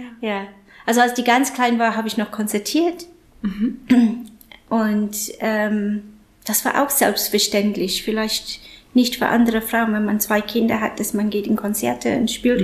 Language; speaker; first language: German; non-native, fluent; English